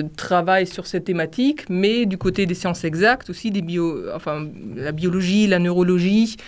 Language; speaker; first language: French; non-native, fluent; German